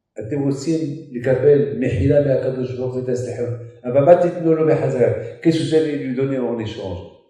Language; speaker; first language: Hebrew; non-native, fluent; Arabic